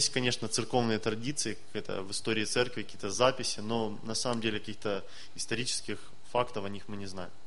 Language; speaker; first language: Russian; native; Russian